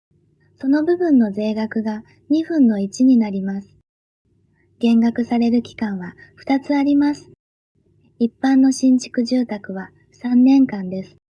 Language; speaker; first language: Japanese; native; Japanese